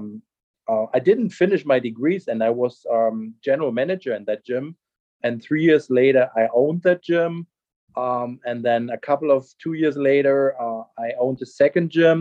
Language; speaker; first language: English; non-native, fluent; German